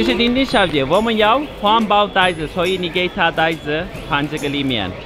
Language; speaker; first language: Chinese; non-native, learner; Turkish